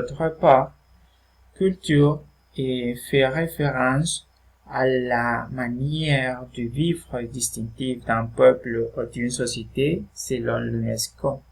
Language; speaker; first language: French; non-native, fluent; Spanish